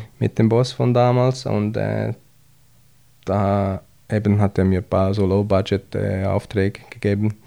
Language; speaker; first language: German; early bilingual, other home language; Hungarian